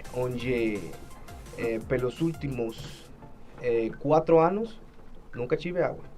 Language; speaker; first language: Portuguese; non-native, fluent; Spanish